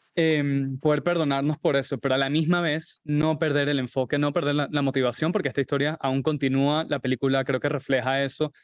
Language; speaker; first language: Spanish; native; Spanish